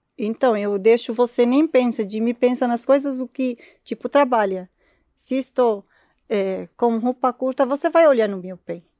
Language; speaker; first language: Portuguese; non-native, learner; Arabic